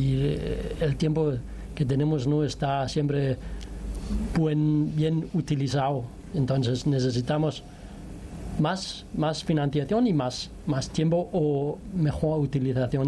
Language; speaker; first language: Spanish; non-native, learner; Danish